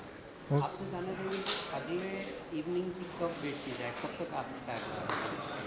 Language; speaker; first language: Hindi; native; Hindi